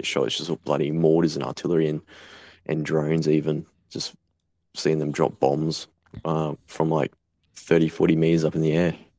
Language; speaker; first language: English; native; English